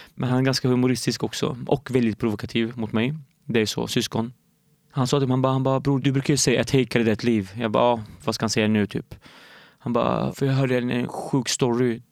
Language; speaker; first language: Swedish; early bilingual, other home language; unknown